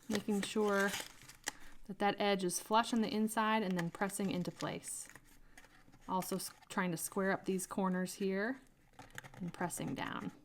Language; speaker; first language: English; native; English